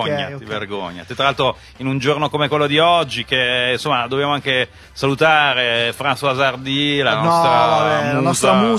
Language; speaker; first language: Italian; native; Italian